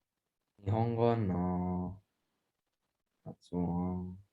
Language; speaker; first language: Japanese; non-native, learner; Indonesian